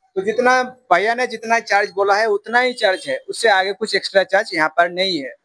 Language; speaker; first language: Hindi; non-native, local second language; Bangla